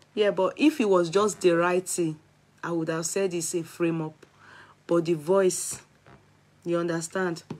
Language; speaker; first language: English; non-native, local second language; Yoruba